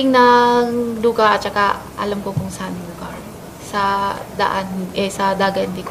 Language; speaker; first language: Filipino; non-native, learner; Chinese